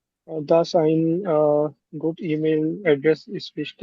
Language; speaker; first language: German; non-native, learner; Urdu